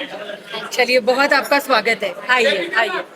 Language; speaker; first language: Hindi; native; Hindi